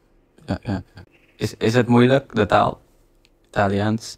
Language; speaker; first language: Dutch; non-native, fluent; Indonesian